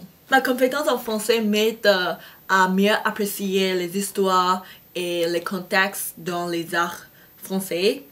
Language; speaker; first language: French; non-native, fluent; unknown